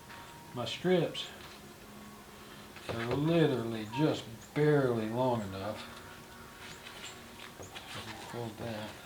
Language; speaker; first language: English; native; English